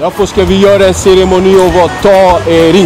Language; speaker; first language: Swedish; non-native, learner; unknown